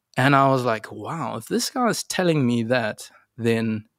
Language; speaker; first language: English; native; English